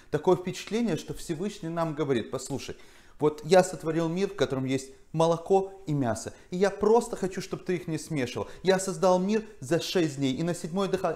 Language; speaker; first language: Russian; native; Russian